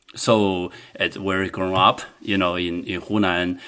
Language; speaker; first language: English; non-native, fluent; Chinese